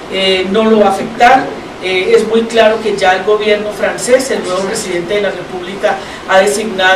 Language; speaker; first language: Spanish; native; Spanish